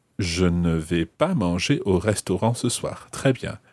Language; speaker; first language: French; non-native, fluent; English